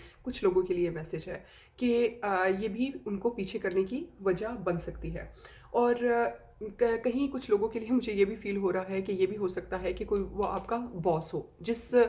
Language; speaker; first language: Hindi; native; Hindi